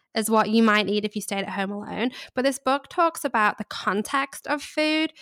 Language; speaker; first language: English; native; English